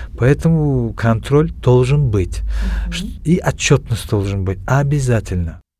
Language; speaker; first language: Russian; non-native, local second language; Tajik